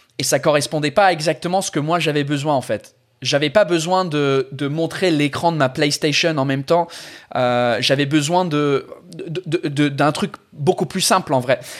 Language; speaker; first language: French; non-native, fluent; English